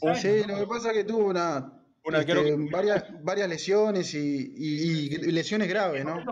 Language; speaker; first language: Spanish; native; Spanish